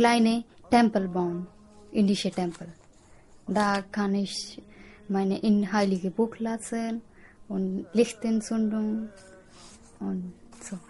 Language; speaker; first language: German; non-native, learner; Punjabi